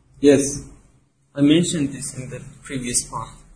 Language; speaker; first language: English; non-native, fluent; Persian